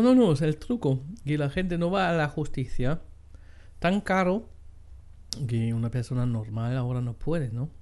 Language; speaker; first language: Spanish; non-native, fluent; German